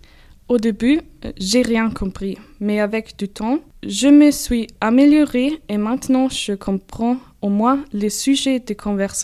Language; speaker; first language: French; non-native, learner; German